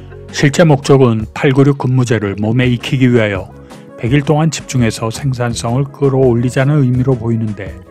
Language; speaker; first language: Korean; native; Korean